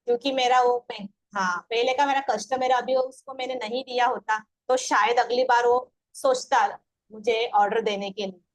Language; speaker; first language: Hindi; non-native, local second language; Marathi